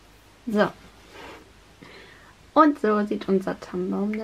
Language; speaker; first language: German; native; German